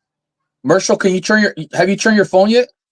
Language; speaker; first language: English; native; English